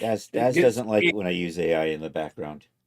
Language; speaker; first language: English; native; English